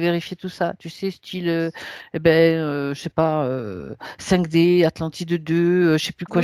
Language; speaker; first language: French; native; French